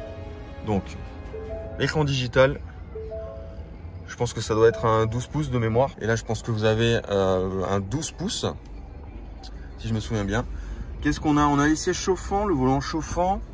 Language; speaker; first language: French; native; French